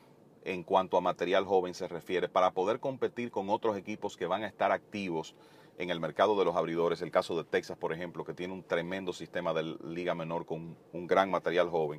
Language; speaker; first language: Spanish; native; Spanish